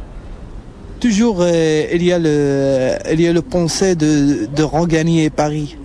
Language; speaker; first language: French; non-native, local second language; Arabic